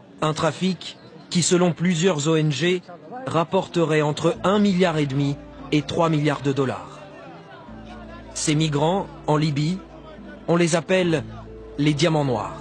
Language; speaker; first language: French; native; French